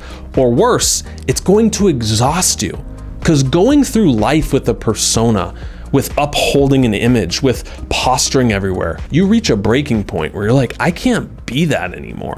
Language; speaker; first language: English; native; English